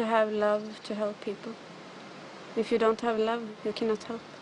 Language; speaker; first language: English; non-native, learner; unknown